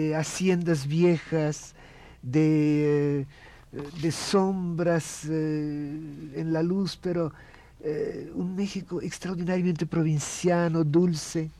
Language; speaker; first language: Spanish; non-native, fluent; Russian